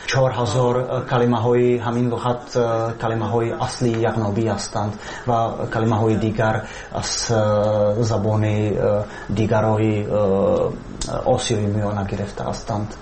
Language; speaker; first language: Persian; non-native, fluent; Czech